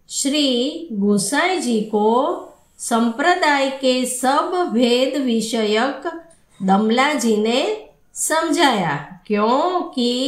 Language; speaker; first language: Hindi; non-native, local second language; Gujarati